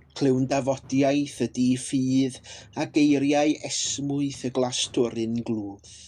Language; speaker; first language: Welsh; native; Welsh